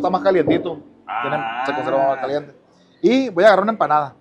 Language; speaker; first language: Spanish; native; Spanish